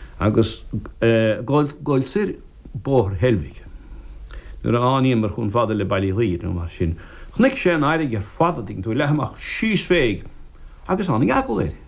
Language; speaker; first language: Irish; native; Irish